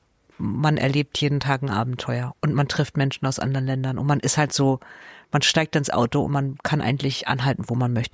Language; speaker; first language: German; native; German